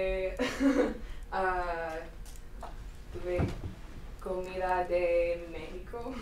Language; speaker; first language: Spanish; non-native, learner; English